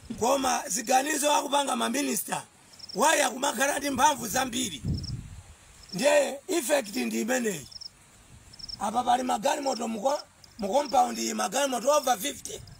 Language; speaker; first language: Nyanja; non-native, local second language; Tumbuka